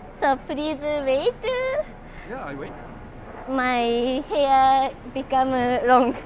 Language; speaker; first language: English; non-native, learner; Japanese